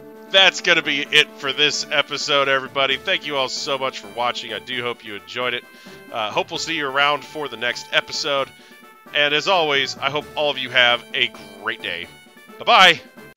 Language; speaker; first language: English; native; English